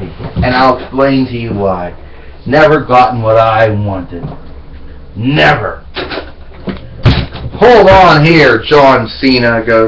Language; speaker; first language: English; native; English